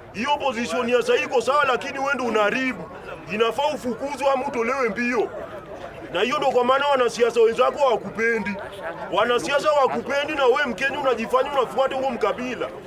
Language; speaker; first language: Swahili; native; Swahili